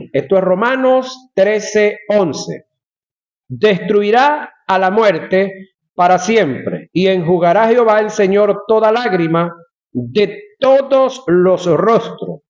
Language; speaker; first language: Spanish; native; Spanish